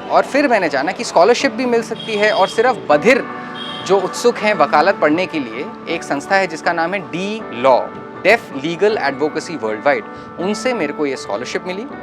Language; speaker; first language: Hindi; native; Hindi